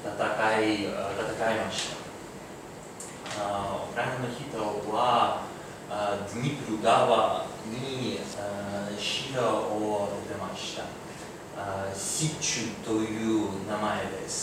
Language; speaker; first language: Japanese; non-native, learner; Ukrainian